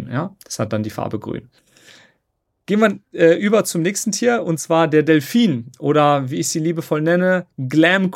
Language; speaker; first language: German; native; German